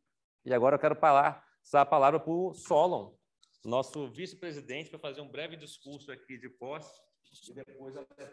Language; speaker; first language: Portuguese; native; Portuguese